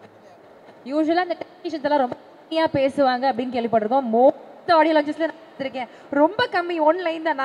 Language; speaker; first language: Tamil; native; Tamil